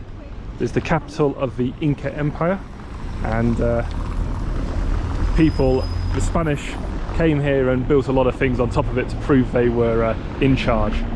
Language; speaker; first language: English; native; English